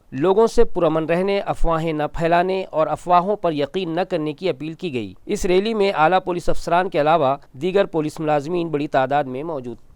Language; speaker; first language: Urdu; native; Urdu